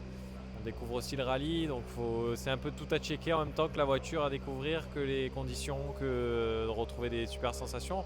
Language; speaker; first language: French; native; French